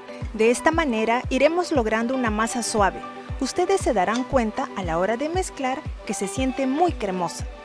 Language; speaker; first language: Spanish; native; Spanish